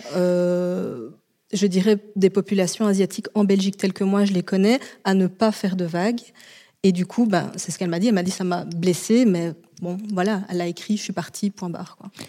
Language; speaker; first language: French; native; French